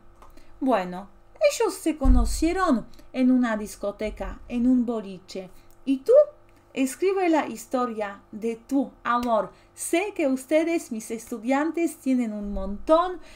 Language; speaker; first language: Spanish; non-native, fluent; Polish